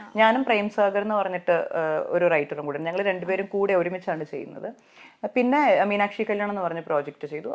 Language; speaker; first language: Malayalam; native; Malayalam